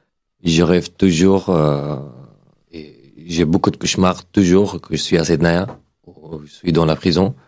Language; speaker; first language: French; non-native, fluent; Arabic